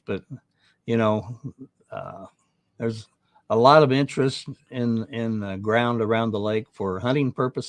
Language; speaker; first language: English; native; English